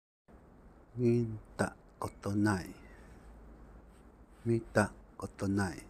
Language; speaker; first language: Japanese; non-native, learner; Chinese